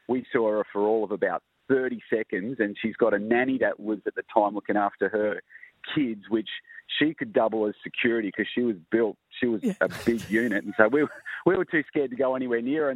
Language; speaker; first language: English; native; English